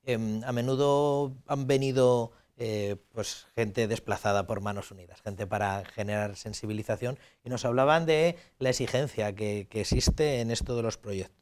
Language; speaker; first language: Spanish; native; Spanish